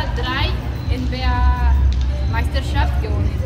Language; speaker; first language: German; non-native, learner; Spanish